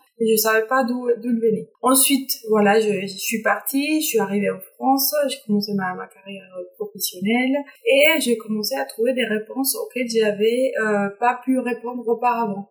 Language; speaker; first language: French; non-native, fluent; Spanish